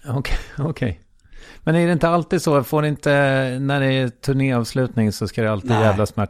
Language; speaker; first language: Swedish; native; Swedish